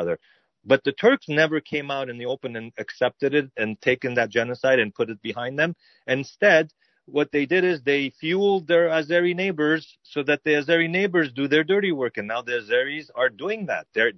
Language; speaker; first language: English; native; English